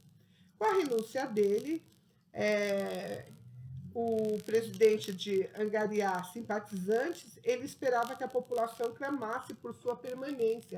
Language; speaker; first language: Portuguese; native; Portuguese